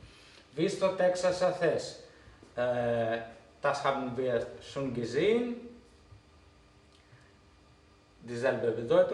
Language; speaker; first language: German; non-native, fluent; Greek